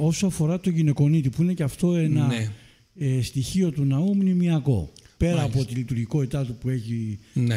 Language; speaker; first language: Greek; native; Greek